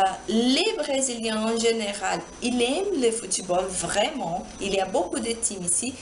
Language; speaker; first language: French; non-native, learner; Portuguese